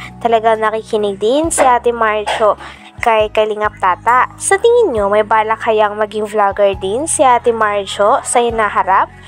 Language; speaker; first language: Filipino; native; Filipino